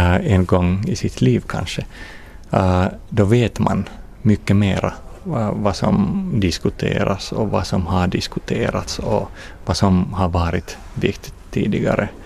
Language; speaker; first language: Swedish; non-native, fluent; Finnish